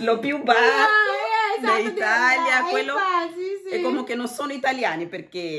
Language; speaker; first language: Italian; non-native, learner; Portuguese